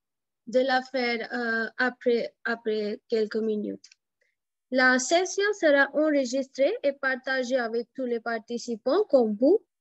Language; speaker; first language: French; non-native, fluent; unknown